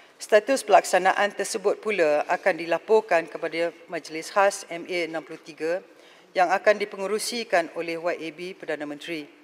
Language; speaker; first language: Malay; native; Malay